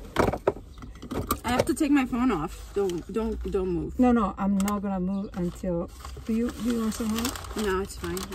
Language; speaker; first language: English; non-native, fluent; Turkish